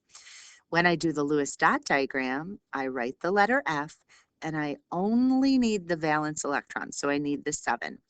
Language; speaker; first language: English; native; English